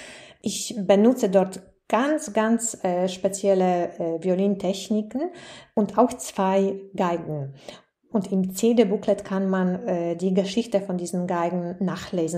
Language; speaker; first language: German; non-native, fluent; Polish